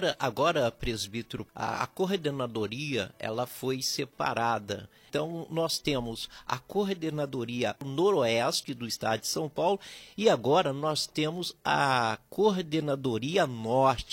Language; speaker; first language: Portuguese; native; Portuguese